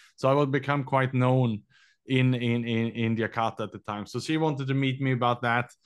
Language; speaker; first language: English; non-native, fluent; Swedish